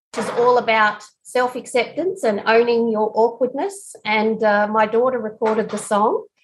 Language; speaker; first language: English; native; English